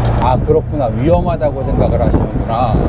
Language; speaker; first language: Korean; native; Korean